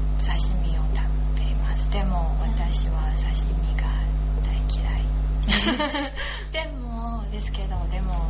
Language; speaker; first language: Japanese; non-native, learner; Chinese